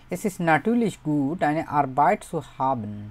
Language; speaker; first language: German; non-native, fluent; Bangla